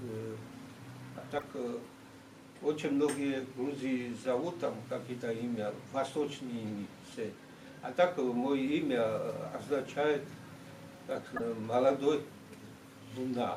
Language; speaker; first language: Russian; non-native, fluent; Georgian